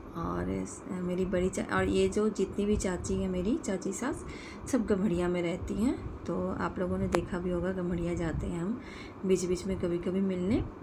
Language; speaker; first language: Hindi; native; Hindi